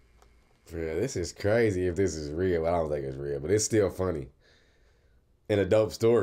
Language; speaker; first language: English; native; English